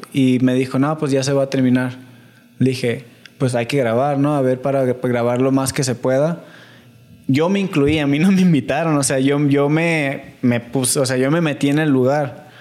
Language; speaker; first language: Spanish; native; Spanish